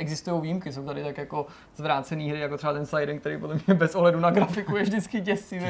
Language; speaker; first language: Czech; native; Czech